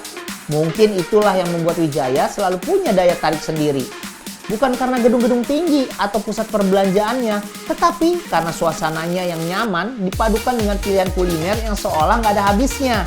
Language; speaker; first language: Indonesian; native; Indonesian